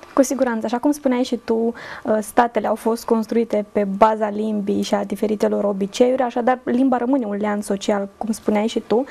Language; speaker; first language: Romanian; native; Romanian